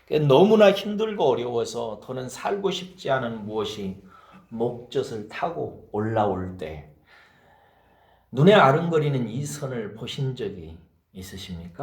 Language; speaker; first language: Korean; native; Korean